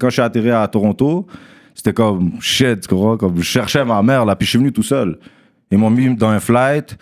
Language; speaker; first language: French; early bilingual, other home language; Russian